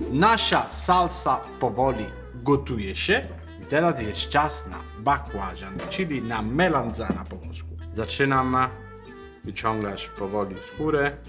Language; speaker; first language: Polish; non-native, learner; Italian